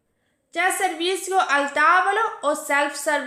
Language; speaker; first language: Italian; non-native, fluent; Urdu